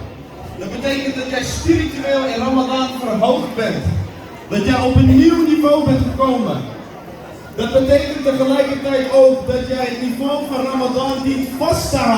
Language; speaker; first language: Dutch; early bilingual, other home language; Indonesian